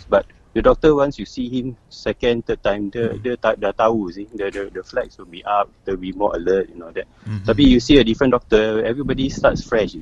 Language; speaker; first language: English; non-native, local second language; Malay